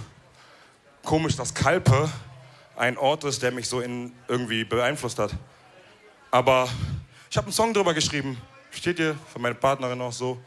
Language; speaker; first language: German; early bilingual, other home language; Wolof